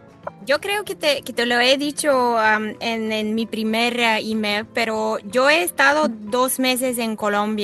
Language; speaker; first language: Spanish; non-native, fluent; Bulgarian